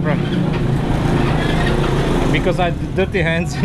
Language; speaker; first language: English; non-native, learner; Slovak